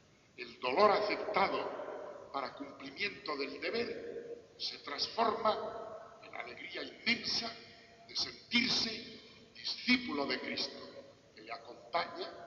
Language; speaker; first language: Spanish; native; Spanish